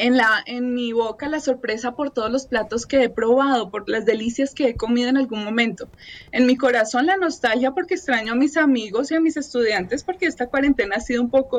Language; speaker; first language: Spanish; native; Spanish